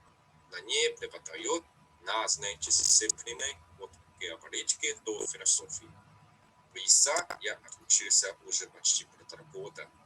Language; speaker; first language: Russian; non-native, fluent; Chinese